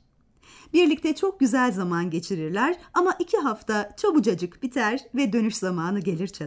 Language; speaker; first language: Turkish; native; Turkish